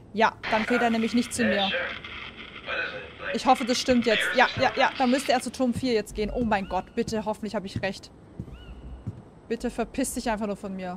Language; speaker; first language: German; native; German